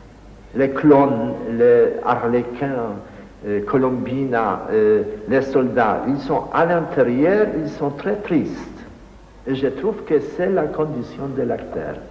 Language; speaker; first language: French; non-native, fluent; Polish